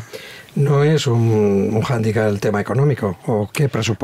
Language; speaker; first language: Spanish; native; Spanish